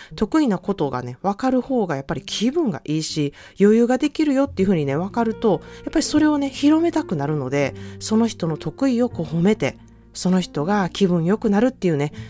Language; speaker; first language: Japanese; native; Japanese